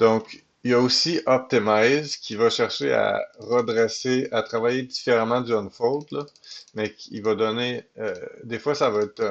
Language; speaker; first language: French; native; French